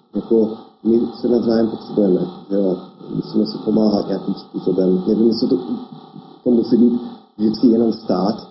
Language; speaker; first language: Czech; non-native, fluent; English